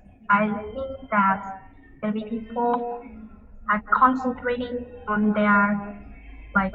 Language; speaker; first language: English; non-native, learner; Vietnamese